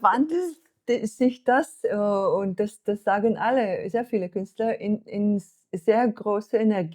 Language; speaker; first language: German; non-native, fluent; Slovenian